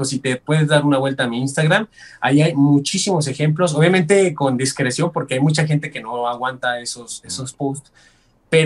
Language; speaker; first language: Spanish; native; Spanish